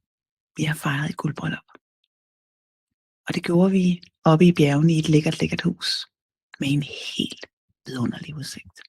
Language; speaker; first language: Danish; native; Danish